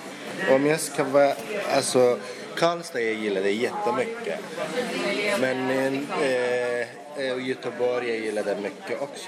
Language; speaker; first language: Swedish; non-native, local second language; Arabic